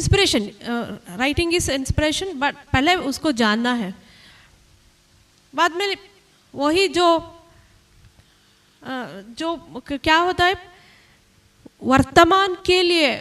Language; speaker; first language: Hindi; non-native, local second language; Kannada